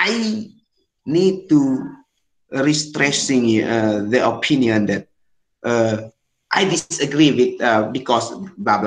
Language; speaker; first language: English; non-native, learner; Indonesian